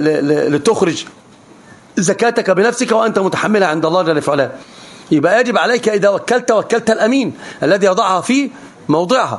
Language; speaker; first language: Arabic; native; Arabic